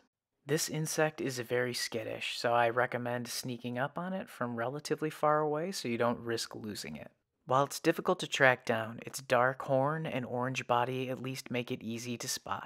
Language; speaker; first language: English; native; English